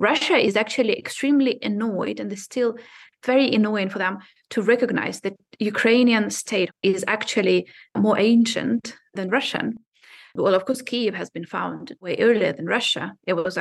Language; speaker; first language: English; non-native, fluent; Ukrainian